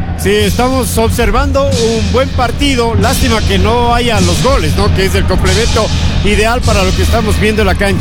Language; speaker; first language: Spanish; native; Spanish